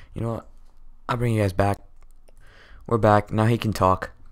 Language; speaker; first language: English; native; English